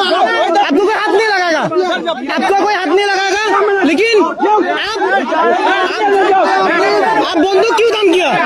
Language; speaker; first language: Hindi; non-native, learner; Bangla